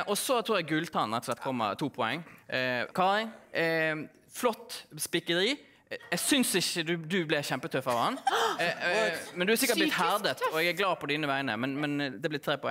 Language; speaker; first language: Norwegian; native; Norwegian